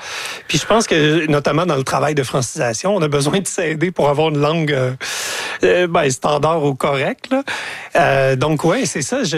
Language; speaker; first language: French; native; French